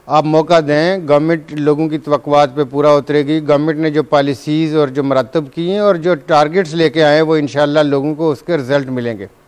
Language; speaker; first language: Urdu; non-native, local second language; Punjabi